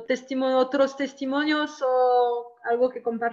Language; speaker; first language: Spanish; non-native, learner; French